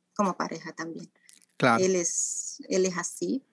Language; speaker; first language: Spanish; native; Spanish